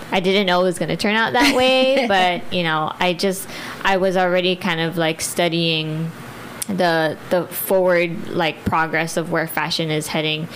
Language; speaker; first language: English; early bilingual, other home language; Filipino